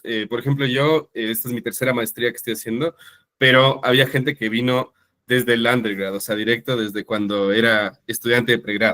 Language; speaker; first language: Spanish; native; Spanish